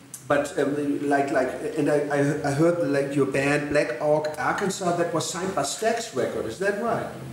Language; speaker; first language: English; non-native, fluent; German